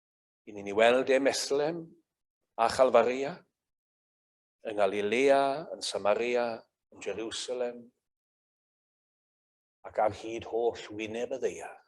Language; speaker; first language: Welsh; native; Welsh